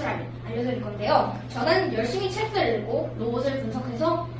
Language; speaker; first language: Korean; native; Korean